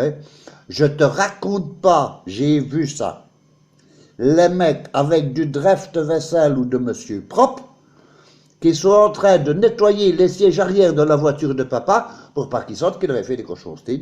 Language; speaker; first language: French; native; French